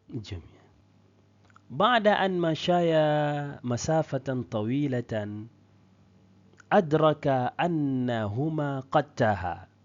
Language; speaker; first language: Arabic; non-native, fluent; Indonesian